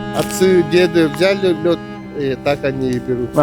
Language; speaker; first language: Russian; non-native, local second language; Yakut